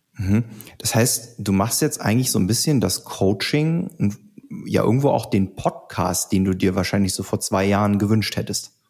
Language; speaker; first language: German; native; German